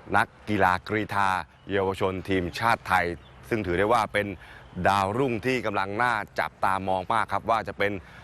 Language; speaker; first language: Thai; native; Thai